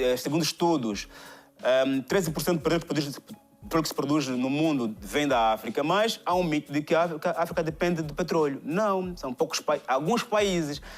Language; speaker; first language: Portuguese; native; Portuguese